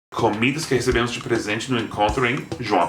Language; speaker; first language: Portuguese; non-native, fluent; English